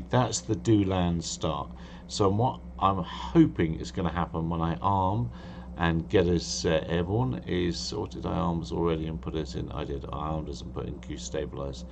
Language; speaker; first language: English; native; English